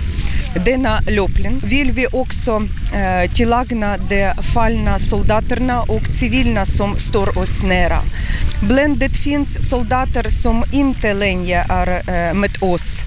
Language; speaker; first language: Swedish; non-native, learner; Ukrainian